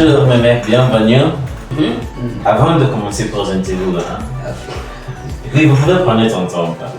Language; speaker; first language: French; non-native, learner; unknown